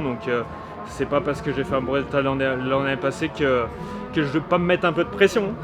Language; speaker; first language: French; native; French